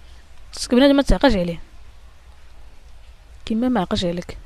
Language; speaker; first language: Arabic; native; Arabic